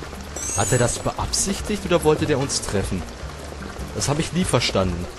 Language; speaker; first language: German; native; German